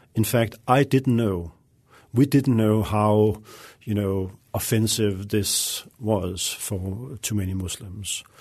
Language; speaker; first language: English; non-native, fluent; Danish